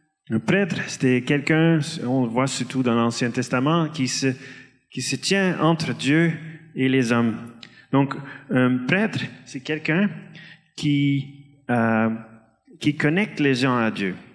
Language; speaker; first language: French; non-native, fluent; Dutch